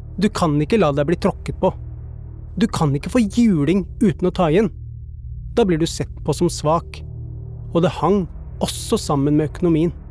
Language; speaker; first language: Norwegian; early bilingual, other home language; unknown